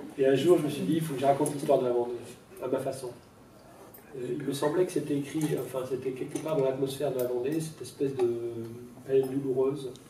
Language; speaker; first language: French; non-native, local second language; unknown